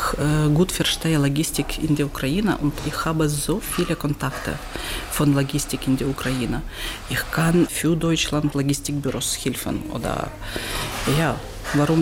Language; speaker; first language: German; non-native, learner; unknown